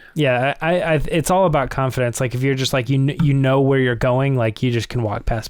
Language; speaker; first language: English; native; English